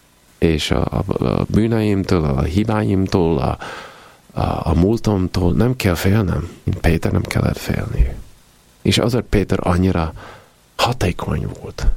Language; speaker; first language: Hungarian; non-native, fluent; Italian